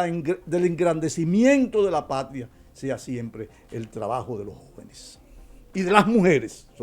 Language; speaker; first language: Spanish; native; Spanish